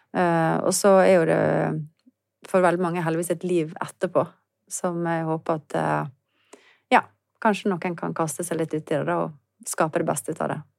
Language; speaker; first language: Norwegian; native; Norwegian